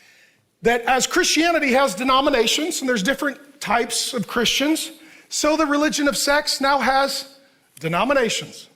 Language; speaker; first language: English; native; English